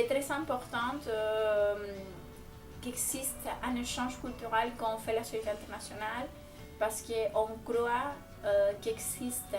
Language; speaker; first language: French; non-native, learner; Spanish